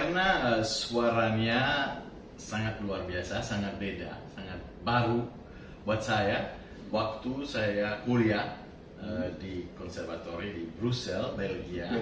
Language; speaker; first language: Indonesian; non-native, fluent; French